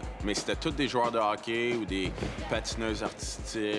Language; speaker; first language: French; native; French